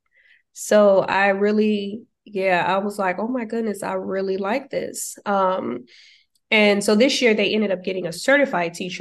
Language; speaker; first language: English; native; English